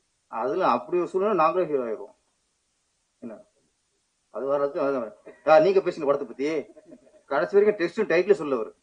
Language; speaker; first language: Tamil; native; Tamil